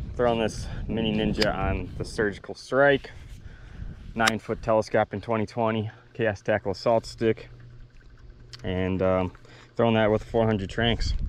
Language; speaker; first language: English; native; English